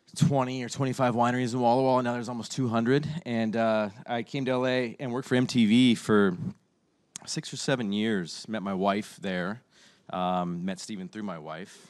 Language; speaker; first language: English; native; English